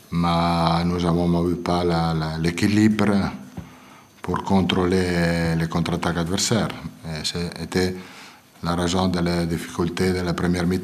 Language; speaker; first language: French; non-native, learner; Italian